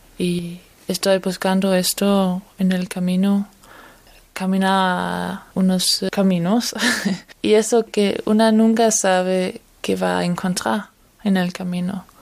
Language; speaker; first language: Spanish; non-native, fluent; Danish